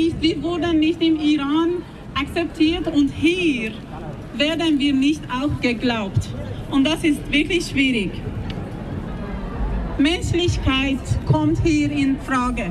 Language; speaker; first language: German; non-native, fluent; Persian